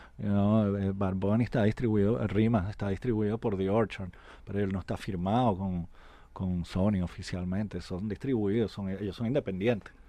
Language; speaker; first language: Spanish; native; Spanish